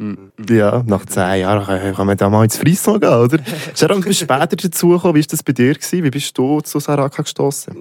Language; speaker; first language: German; native; German